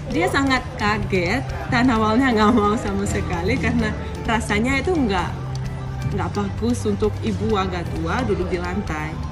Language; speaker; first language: Indonesian; non-native, fluent; Russian